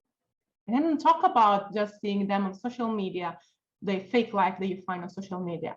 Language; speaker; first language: English; non-native, fluent; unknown